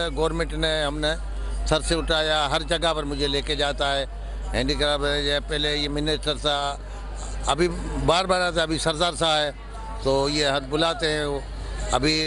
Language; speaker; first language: Urdu; non-native, local second language; Sindhi